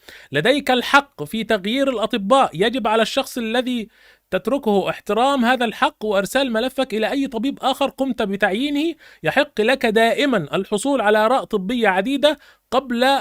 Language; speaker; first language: Arabic; native; Arabic